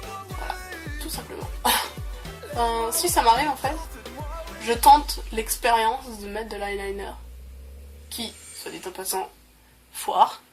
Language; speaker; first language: French; native; French